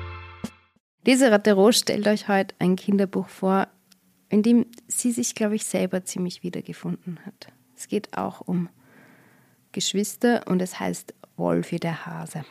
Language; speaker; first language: German; native; German